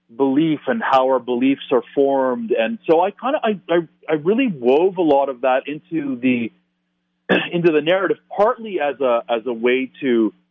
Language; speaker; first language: English; native; English